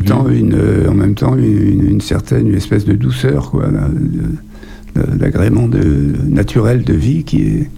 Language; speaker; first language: French; native; French